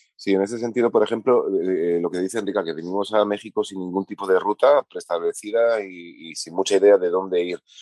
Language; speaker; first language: Spanish; native; Spanish